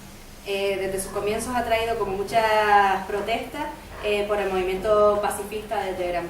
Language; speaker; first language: Spanish; native; Spanish